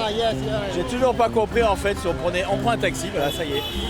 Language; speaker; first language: French; native; French